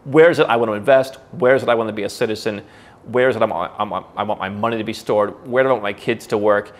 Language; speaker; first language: English; native; English